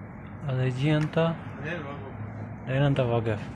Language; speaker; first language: Arabic; non-native, learner; Urdu